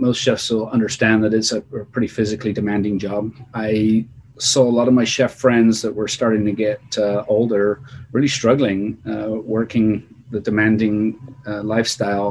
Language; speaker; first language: English; native; English